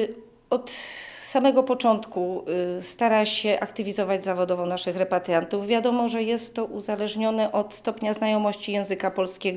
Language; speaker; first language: Polish; native; Polish